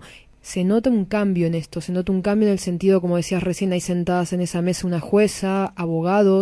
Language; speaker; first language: Spanish; native; Spanish